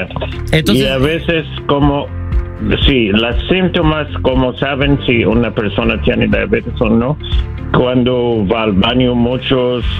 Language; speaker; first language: Spanish; non-native, learner; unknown